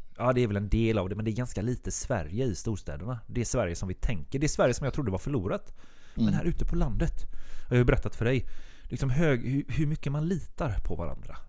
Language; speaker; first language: Swedish; native; Swedish